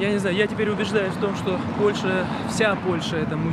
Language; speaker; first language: Polish; non-native, learner; Russian